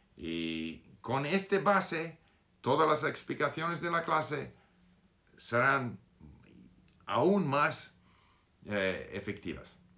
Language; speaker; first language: Spanish; non-native, fluent; English